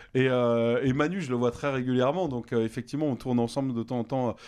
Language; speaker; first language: French; native; French